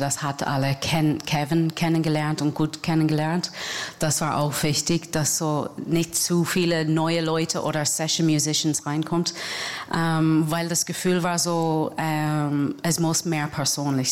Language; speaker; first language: German; non-native, fluent; English